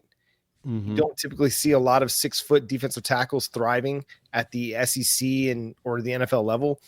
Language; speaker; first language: English; native; English